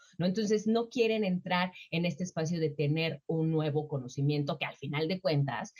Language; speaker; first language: Spanish; native; Spanish